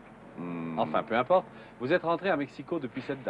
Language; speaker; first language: French; native; French